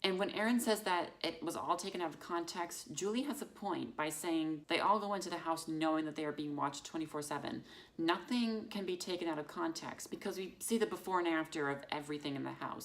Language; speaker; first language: English; native; English